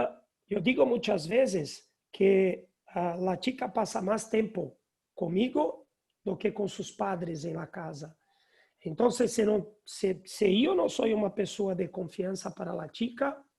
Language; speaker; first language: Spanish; non-native, learner; Portuguese